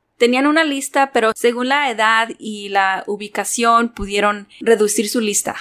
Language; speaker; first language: Spanish; early bilingual, heritage; Spanish